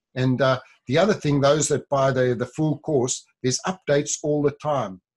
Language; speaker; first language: English; native; English